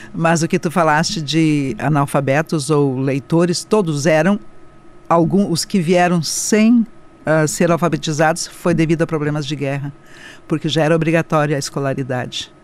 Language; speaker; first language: Portuguese; non-native, local second language; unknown